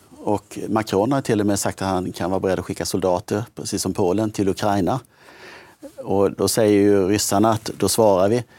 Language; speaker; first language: Swedish; native; Swedish